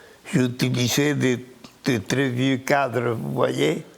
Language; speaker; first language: French; non-native, fluent; Spanish